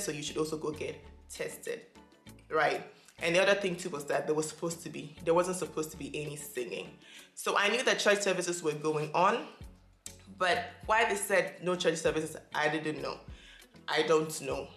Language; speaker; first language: English; non-native, local second language; Akan